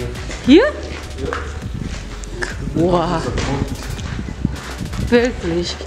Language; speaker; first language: German; non-native, learner; Filipino